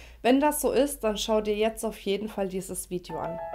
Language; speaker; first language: German; native; German